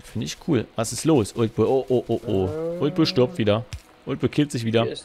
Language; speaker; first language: German; native; German